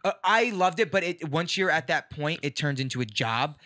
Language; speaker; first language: English; native; English